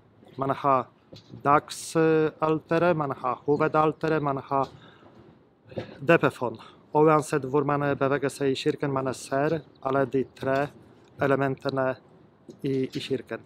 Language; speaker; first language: Norwegian; non-native, fluent; Polish